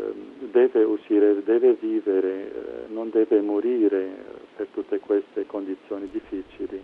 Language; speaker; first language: Italian; non-native, fluent; Arabic